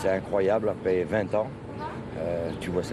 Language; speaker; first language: French; native; French